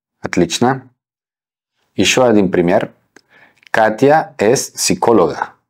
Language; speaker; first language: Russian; non-native, fluent; Spanish